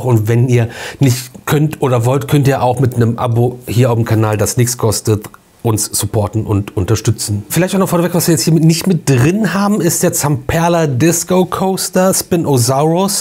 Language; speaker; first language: German; native; German